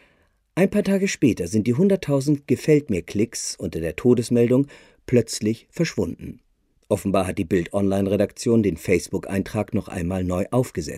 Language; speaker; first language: German; native; German